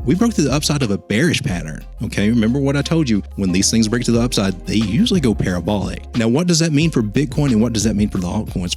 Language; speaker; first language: English; native; English